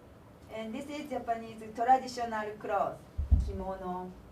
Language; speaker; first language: English; non-native, learner; Japanese